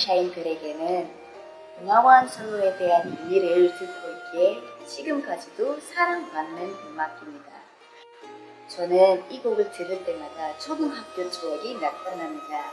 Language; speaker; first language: Korean; non-native, fluent; Indonesian